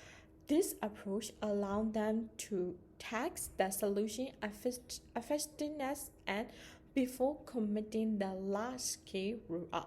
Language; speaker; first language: English; non-native, learner; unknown